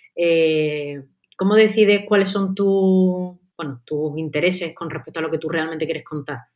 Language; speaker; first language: Spanish; native; Spanish